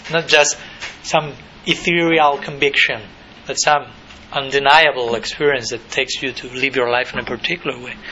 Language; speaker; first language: English; non-native, fluent; Spanish